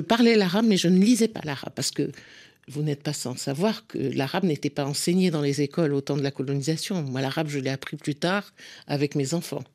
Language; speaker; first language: French; non-native, local second language; Arabic